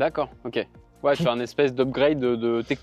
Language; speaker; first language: French; native; French